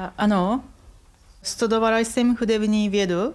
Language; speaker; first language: Czech; non-native, fluent; Japanese